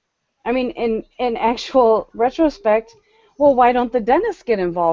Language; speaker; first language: English; native; English